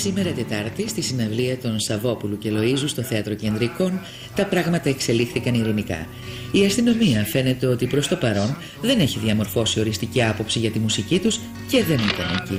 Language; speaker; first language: Greek; native; Greek